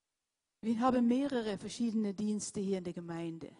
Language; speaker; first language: German; non-native, fluent; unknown